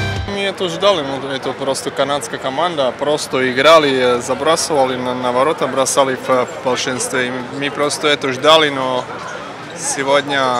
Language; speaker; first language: Russian; non-native, fluent; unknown